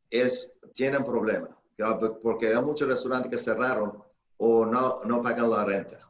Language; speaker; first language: Spanish; non-native, fluent; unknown